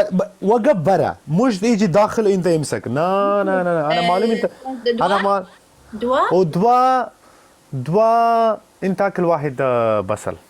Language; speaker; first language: Arabic; non-native, learner; Pashto